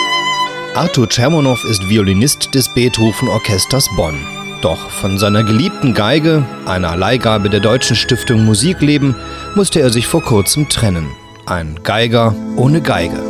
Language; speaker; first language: German; native; German